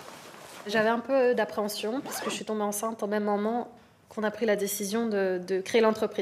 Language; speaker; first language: French; native; French